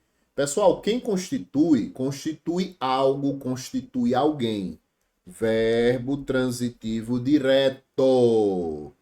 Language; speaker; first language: Portuguese; native; Portuguese